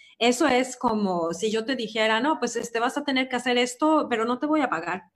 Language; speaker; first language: Spanish; non-native, fluent; Swedish